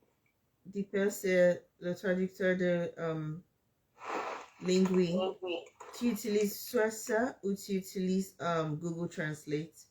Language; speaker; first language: French; non-native, fluent; English